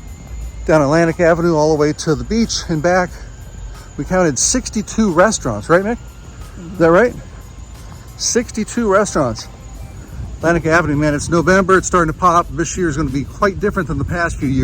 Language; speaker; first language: English; native; English